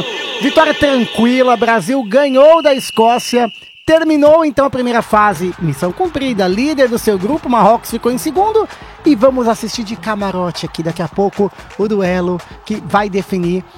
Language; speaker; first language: Portuguese; native; Portuguese